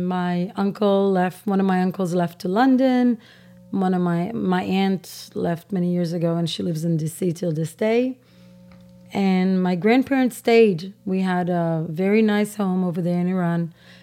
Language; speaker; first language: English; non-native, fluent; Persian